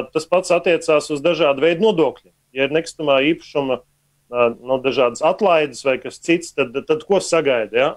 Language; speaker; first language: Latvian; native; Latvian